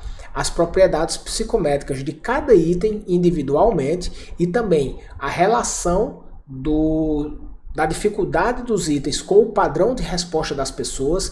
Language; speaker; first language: Portuguese; native; Portuguese